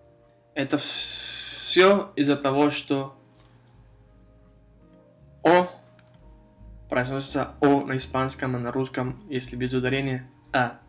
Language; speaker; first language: Russian; non-native, fluent; Spanish